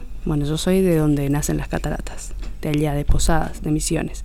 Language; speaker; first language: Spanish; native; Spanish